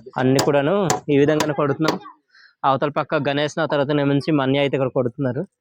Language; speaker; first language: Telugu; non-native, local second language; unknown